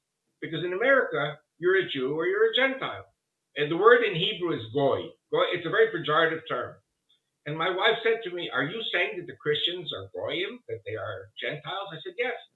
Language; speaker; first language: English; early bilingual, other home language; Spanish